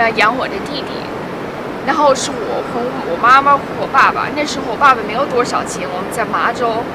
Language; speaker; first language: Chinese; early bilingual, heritage; Chinese